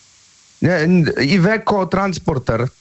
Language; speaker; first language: German; non-native, learner; Polish